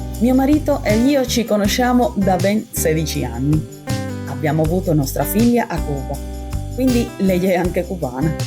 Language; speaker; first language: Italian; non-native, fluent; Spanish